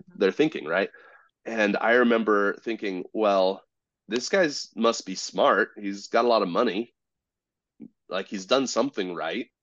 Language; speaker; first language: English; native; English